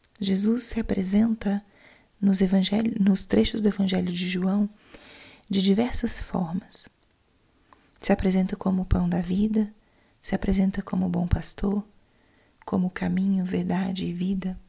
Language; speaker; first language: Portuguese; native; Portuguese